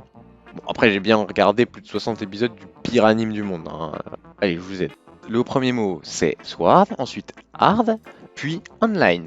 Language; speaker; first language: French; native; French